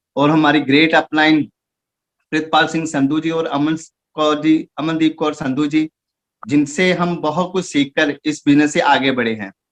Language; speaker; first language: Hindi; non-native, local second language; Punjabi